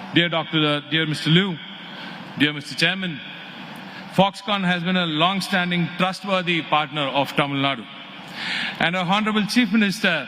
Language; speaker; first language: English; non-native, local second language; Tamil